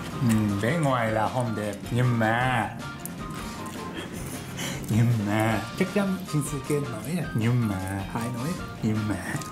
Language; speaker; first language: Vietnamese; non-native, learner; Japanese